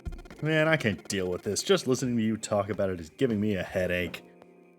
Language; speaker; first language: English; native; English